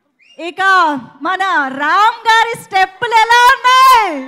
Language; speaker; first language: Telugu; native; Telugu